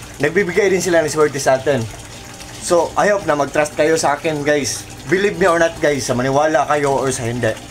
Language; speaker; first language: Filipino; non-native, local second language; Cebuano